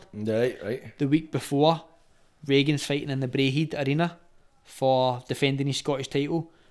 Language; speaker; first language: English; native; English